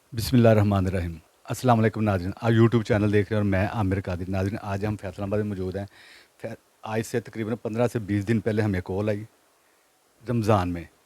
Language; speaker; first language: Hindi; non-native, local second language; Punjabi